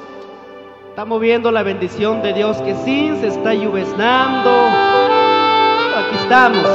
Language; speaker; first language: Spanish; non-native, local second language; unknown